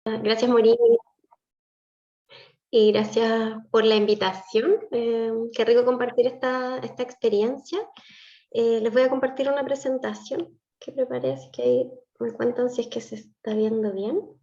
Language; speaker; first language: Spanish; native; Spanish